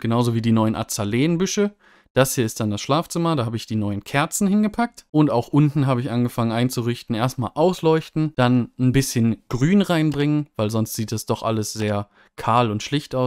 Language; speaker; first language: German; native; German